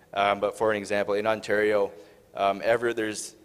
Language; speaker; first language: English; native; English